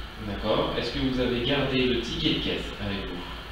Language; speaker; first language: French; native; French